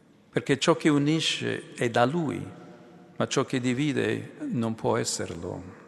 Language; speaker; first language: Italian; non-native, fluent; English